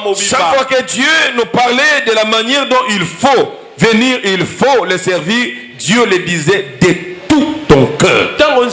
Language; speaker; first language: French; non-native, local second language; Lingala